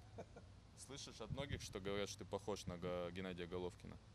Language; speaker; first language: Russian; non-native, fluent; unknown